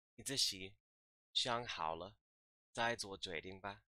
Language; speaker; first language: Chinese; non-native, learner; English